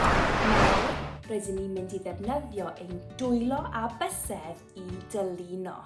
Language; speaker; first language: Welsh; non-native, local second language; English